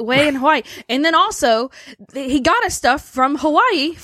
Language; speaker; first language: English; native; English